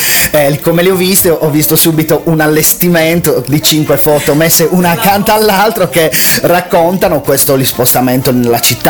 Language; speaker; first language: Italian; native; Italian